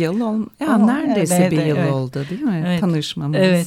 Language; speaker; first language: Turkish; non-native, fluent; Swedish